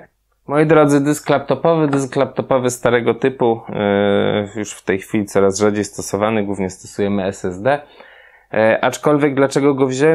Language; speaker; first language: Polish; native; Polish